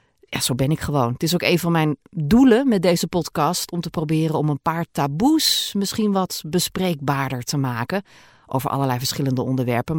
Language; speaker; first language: Dutch; native; Dutch